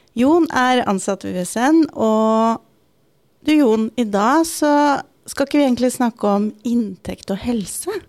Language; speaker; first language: Norwegian; native; Norwegian